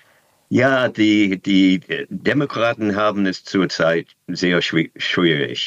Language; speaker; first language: German; non-native, fluent; English